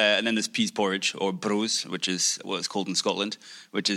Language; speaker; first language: English; native; English